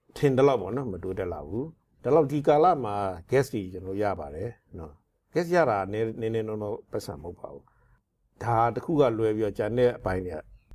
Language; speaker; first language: Burmese; non-native, local second language; Shan